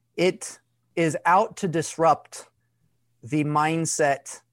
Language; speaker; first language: English; native; English